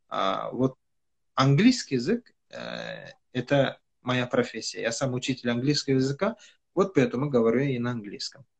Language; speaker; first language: Russian; non-native, fluent; Kyrgyz